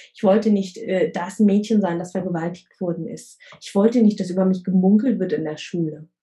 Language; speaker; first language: German; early bilingual, other home language; Vietnamese